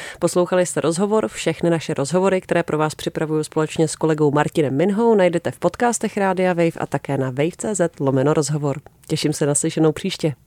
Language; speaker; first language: Czech; native; Czech